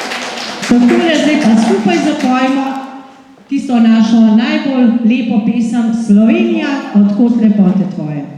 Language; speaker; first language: Slovenian; native; Slovenian